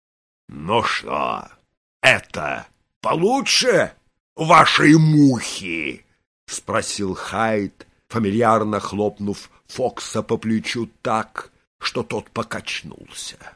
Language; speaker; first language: Russian; native; Russian